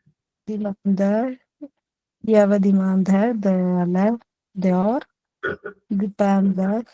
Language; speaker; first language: French; non-native, learner; Punjabi